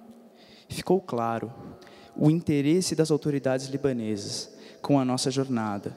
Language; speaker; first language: Portuguese; native; Portuguese